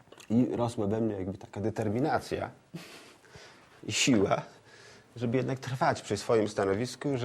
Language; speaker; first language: Polish; native; Polish